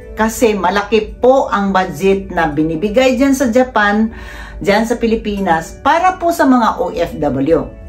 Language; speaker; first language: Filipino; non-native, local second language; Cebuano